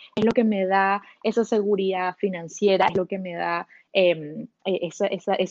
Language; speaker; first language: Spanish; native; Spanish